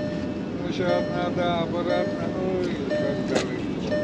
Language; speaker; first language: Russian; non-native, learner; Georgian